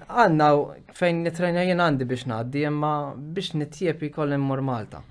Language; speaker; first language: Maltese; native; Maltese